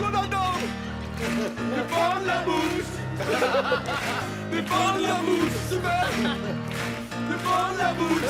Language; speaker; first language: French; native; French